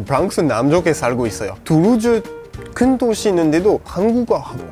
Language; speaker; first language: Korean; non-native, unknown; French